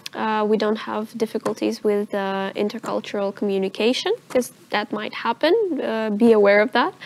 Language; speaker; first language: English; non-native, fluent; Russian